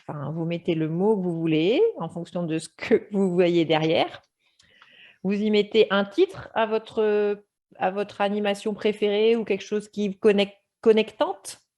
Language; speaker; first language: French; native; French